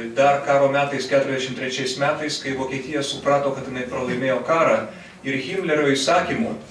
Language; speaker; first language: Lithuanian; non-native, local second language; Russian